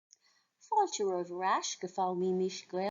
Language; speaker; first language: Irish; non-native, fluent; English